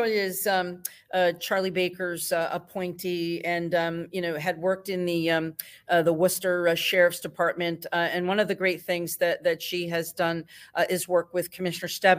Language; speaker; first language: English; native; English